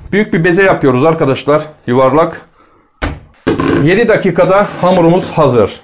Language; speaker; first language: Turkish; native; Turkish